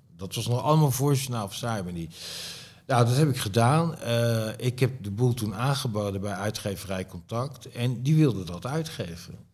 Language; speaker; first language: Dutch; native; Dutch